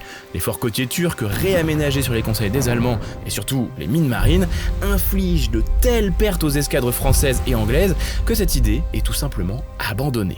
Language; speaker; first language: French; native; French